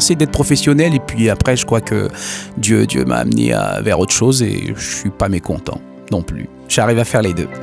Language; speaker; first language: French; native; French